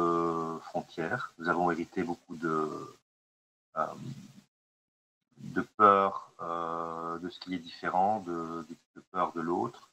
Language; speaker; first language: French; non-native, local second language; Arabic